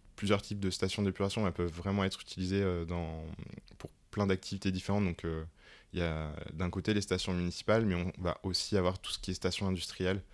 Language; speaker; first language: French; native; French